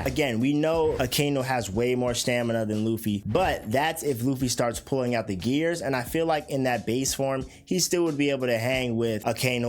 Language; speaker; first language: English; native; English